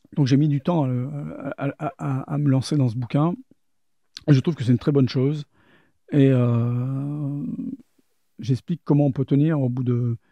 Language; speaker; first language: French; native; French